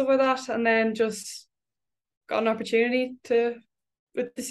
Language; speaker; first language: English; native; English